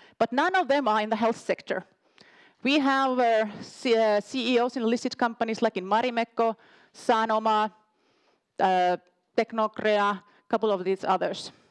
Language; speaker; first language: English; non-native, fluent; Finnish